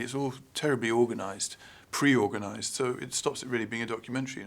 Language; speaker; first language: English; native; English